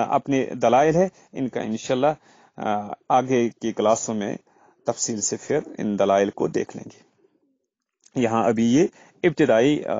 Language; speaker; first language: Urdu; non-native, local second language; Kashmiri